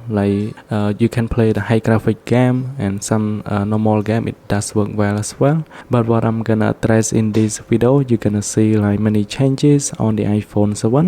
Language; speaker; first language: English; non-native, learner; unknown